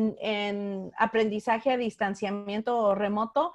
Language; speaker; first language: Spanish; non-native, local second language; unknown